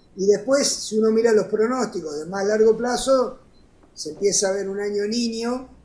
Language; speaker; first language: Spanish; native; Spanish